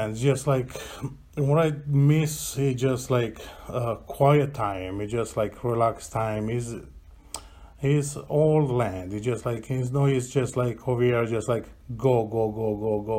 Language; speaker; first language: English; non-native, learner; Italian